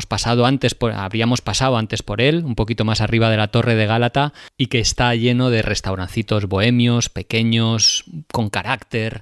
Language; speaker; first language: Spanish; native; Spanish